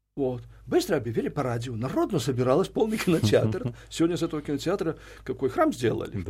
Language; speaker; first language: Russian; non-native, local second language; Belarusian